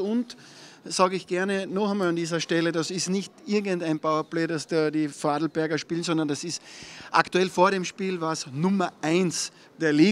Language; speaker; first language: German; native; German